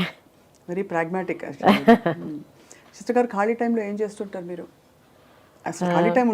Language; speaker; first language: Telugu; native; Telugu